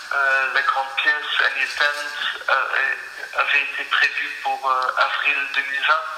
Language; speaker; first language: French; non-native, fluent; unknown